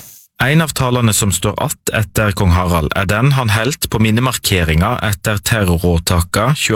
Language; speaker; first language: Norwegian; native; Norwegian